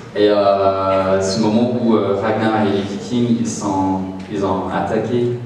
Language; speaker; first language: French; non-native, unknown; English